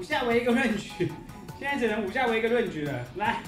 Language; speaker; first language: Chinese; native; Chinese